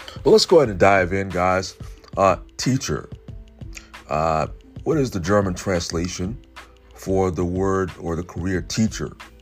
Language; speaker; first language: English; native; English